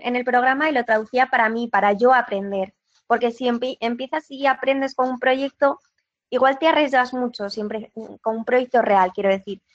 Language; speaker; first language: Spanish; native; Spanish